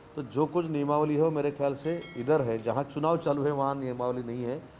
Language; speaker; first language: Hindi; non-native, local second language; Marathi